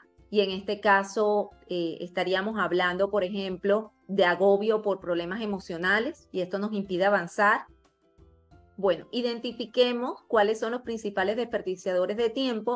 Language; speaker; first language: Spanish; native; Spanish